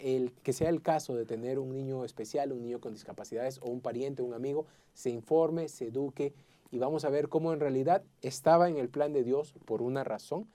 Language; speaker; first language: Spanish; native; Spanish